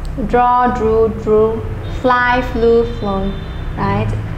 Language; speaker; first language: English; non-native, fluent; Vietnamese